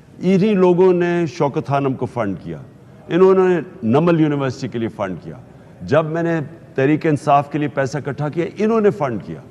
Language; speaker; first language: Urdu; native; Urdu